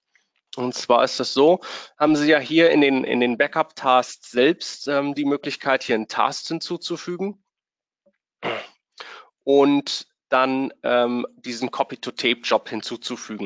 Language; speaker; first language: German; native; German